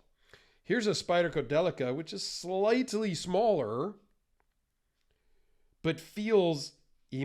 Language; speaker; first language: English; native; English